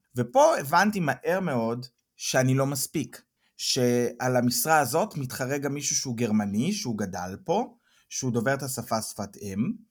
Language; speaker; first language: Hebrew; native; Hebrew